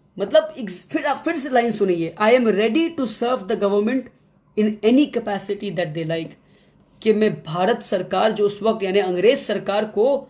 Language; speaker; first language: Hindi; non-native, local second language; Kannada